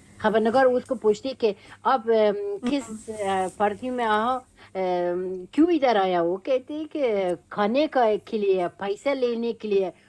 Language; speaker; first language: Urdu; non-native, local second language; Persian